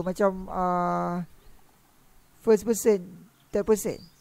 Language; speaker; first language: English; non-native, local second language; Malay